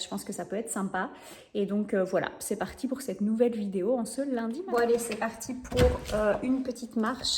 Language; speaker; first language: French; native; French